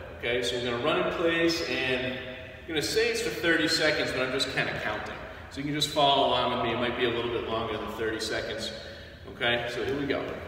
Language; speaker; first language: English; native; English